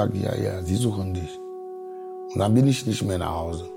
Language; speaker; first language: German; non-native, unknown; Ewe